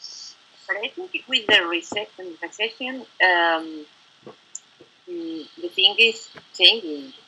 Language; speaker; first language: English; non-native, learner; Spanish